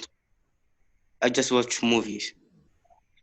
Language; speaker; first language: English; non-native, learner; Portuguese